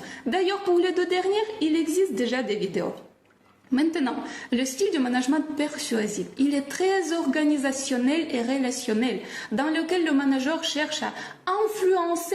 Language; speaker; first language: French; non-native, fluent; Russian